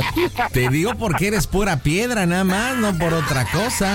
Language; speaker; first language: Spanish; native; Spanish